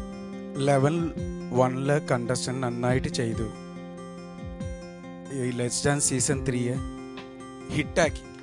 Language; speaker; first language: Malayalam; non-native, learner; Tamil